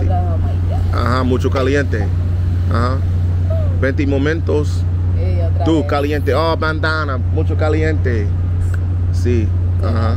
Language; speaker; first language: Spanish; non-native, learner; English